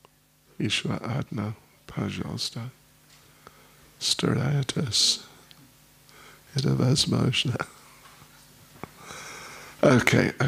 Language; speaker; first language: Russian; non-native, learner; English